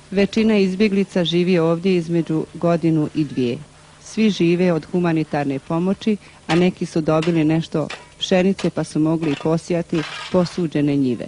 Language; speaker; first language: Bosnian; native; Bosnian